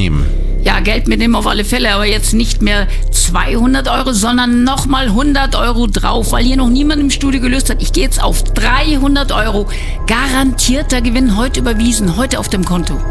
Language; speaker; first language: German; native; German